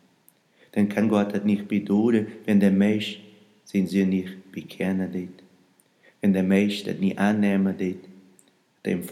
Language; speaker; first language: German; non-native, learner; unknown